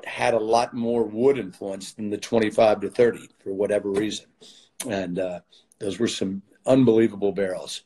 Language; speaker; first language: English; native; English